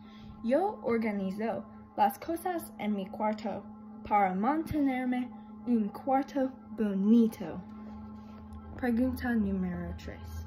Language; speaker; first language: Spanish; non-native, learner; English